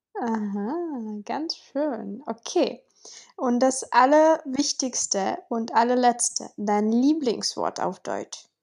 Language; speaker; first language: German; non-native, fluent; Czech